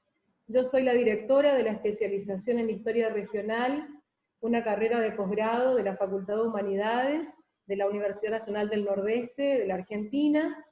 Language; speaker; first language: Spanish; native; Spanish